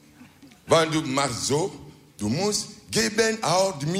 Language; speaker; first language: Dutch; non-native, learner; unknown